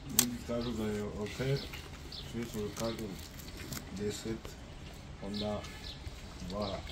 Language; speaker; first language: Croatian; non-native, learner; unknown